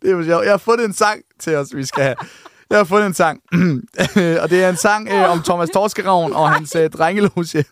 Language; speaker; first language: Danish; native; Danish